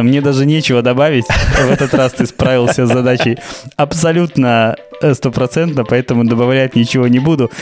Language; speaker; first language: Russian; non-native, learner; Italian